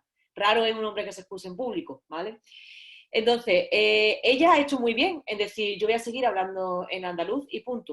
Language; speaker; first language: Spanish; native; Spanish